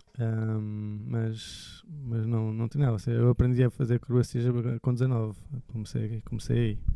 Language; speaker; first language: Portuguese; early bilingual, other home language; French